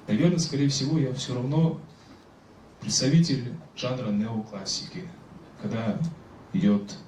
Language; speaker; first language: Russian; non-native, local second language; Kazakh